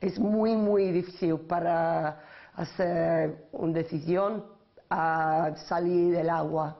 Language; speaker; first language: Spanish; non-native, learner; English